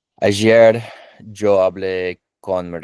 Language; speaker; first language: Spanish; non-native, learner; English